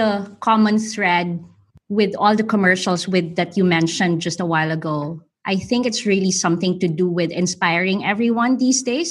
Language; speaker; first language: English; non-native, local second language; Filipino